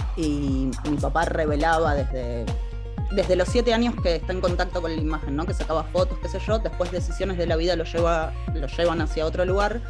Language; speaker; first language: Spanish; native; Spanish